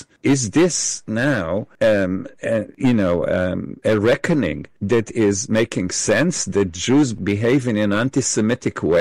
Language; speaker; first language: English; non-native, fluent; Hebrew